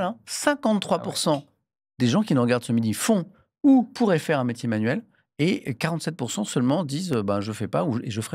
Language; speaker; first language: French; native; French